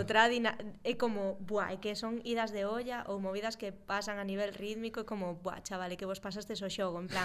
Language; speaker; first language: Galician; non-native, local second language; Spanish